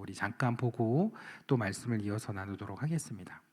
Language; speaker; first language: Korean; native; Korean